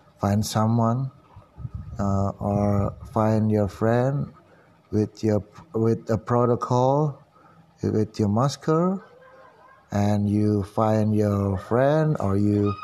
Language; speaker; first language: English; non-native, learner; Indonesian